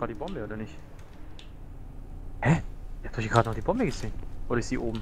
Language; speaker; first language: German; native; German